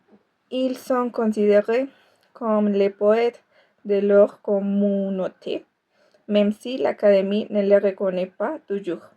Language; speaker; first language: French; non-native, fluent; Spanish